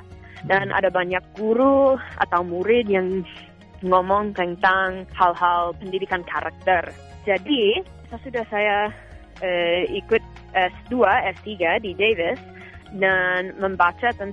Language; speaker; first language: Indonesian; non-native, fluent; English